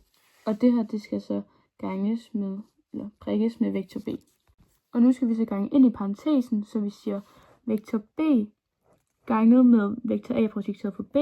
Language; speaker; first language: Danish; native; Danish